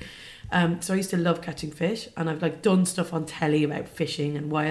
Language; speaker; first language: English; native; English